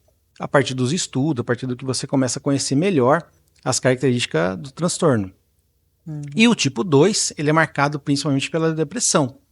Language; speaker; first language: Portuguese; native; Portuguese